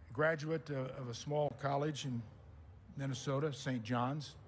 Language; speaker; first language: English; native; English